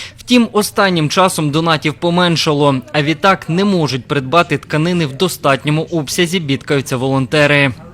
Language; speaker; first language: Ukrainian; native; Ukrainian